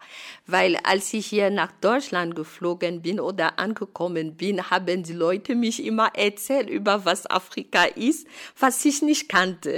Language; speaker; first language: German; non-native, fluent; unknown